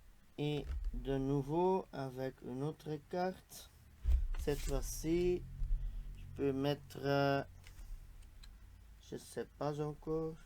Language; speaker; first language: French; non-native, local second language; Dutch